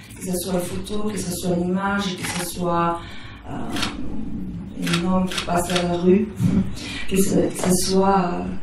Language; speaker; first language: French; non-native, fluent; Italian